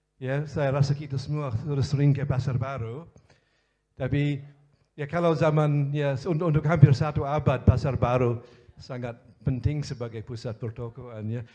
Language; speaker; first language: Malay; non-native, fluent; English